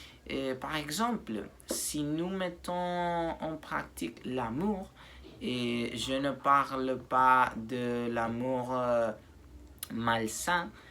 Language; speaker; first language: French; non-native, learner; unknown